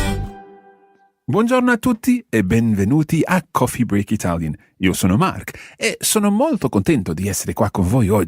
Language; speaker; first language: Italian; non-native, fluent; English